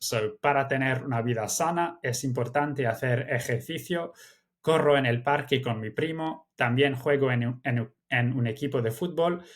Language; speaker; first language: Spanish; non-native, fluent; English